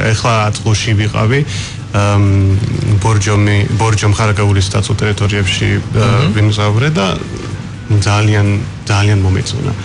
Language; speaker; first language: Georgian; non-native, fluent; English